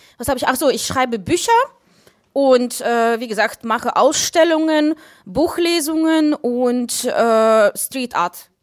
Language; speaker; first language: German; non-native, fluent; Ukrainian